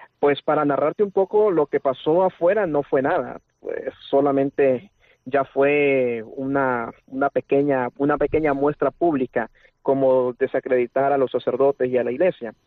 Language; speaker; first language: Spanish; native; Spanish